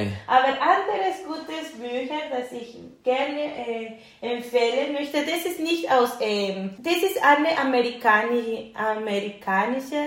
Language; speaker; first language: German; non-native, learner; Spanish